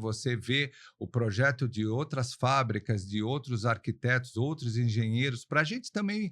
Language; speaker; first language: Portuguese; native; Portuguese